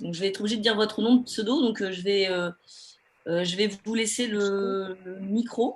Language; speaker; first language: French; native; French